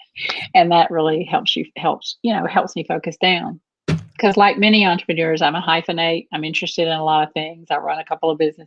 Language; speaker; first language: English; native; English